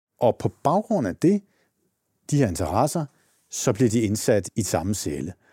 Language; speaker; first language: Danish; native; Danish